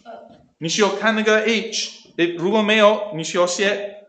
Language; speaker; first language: Chinese; non-native, learner; English